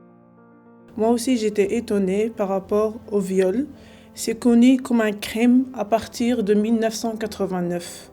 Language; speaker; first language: French; non-native, local second language; Arabic